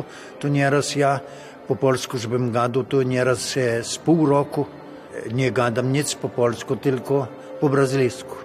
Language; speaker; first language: Polish; early bilingual, heritage; Polish